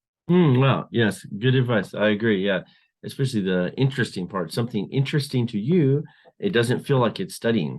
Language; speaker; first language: English; non-native, fluent; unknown